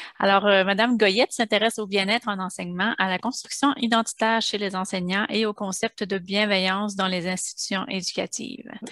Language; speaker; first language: French; native; French